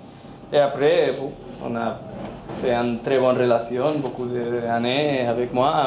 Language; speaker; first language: French; non-native, learner; Spanish